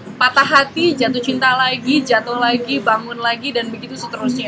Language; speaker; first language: Indonesian; native; Indonesian